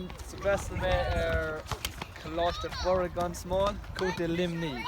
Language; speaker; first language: Irish; non-native, local second language; English